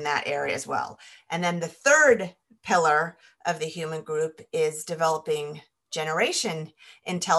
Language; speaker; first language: English; native; English